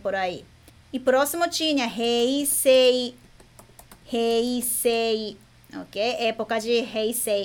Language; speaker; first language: Portuguese; non-native, fluent; Japanese